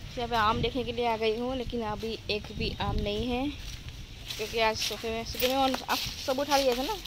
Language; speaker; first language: Hindi; native; Hindi